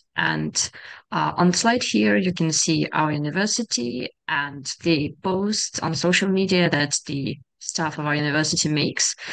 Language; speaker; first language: English; non-native, fluent; Ukrainian